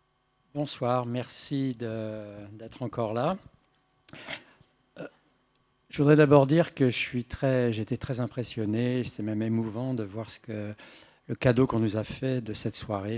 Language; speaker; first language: French; native; French